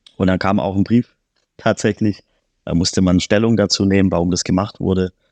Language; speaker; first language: German; native; German